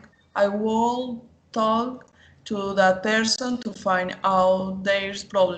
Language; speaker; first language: English; non-native, learner; Spanish